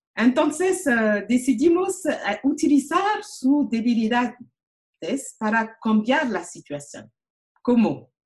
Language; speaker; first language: Spanish; non-native, learner; French